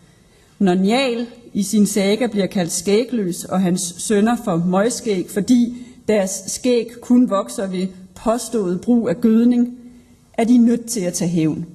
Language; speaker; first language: Danish; native; Danish